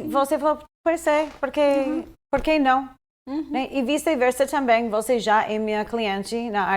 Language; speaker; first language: Portuguese; non-native, fluent; English